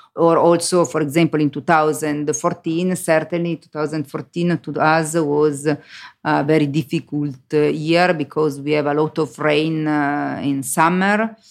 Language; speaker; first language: English; non-native, learner; Italian